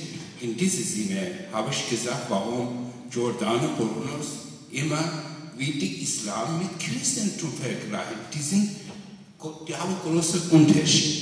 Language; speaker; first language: German; non-native, learner; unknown